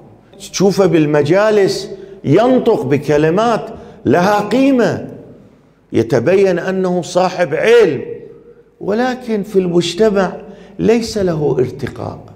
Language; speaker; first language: Arabic; non-native, fluent; Persian